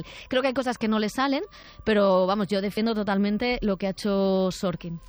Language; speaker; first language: Spanish; native; Spanish